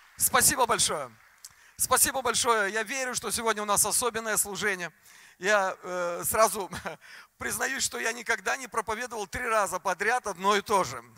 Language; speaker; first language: Russian; native; Russian